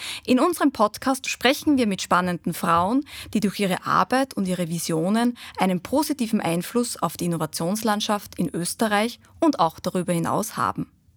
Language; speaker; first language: German; native; German